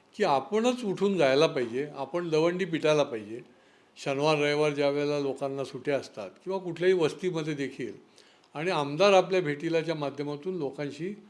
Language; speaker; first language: Marathi; native; Marathi